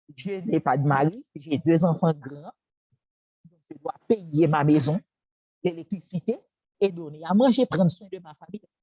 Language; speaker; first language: French; non-native, local second language; Haitian Creole